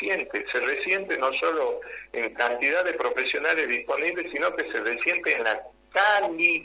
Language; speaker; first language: Spanish; native; Spanish